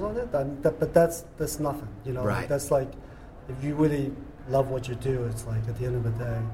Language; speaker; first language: English; non-native, local second language; Cantonese